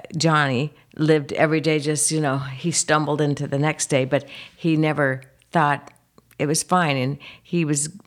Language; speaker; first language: English; native; English